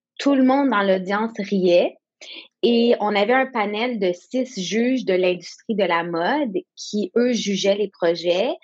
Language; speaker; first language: French; non-native, local second language; English